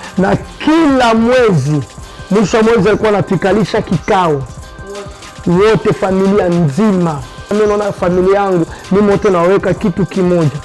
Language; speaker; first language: Swahili; non-native, local second language; French